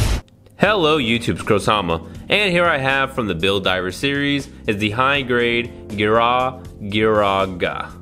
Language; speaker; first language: English; native; English